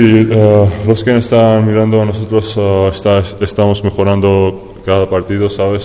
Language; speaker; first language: Spanish; non-native, fluent; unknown